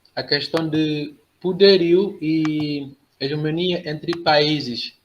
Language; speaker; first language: Portuguese; non-native, local second language; Upper Guinea Crioulo